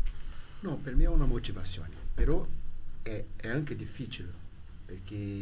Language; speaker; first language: Italian; non-native, learner; Portuguese